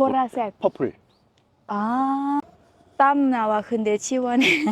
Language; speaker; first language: Korean; non-native, learner; Thai